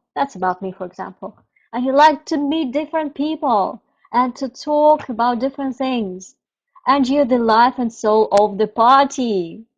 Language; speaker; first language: English; non-native, fluent; Russian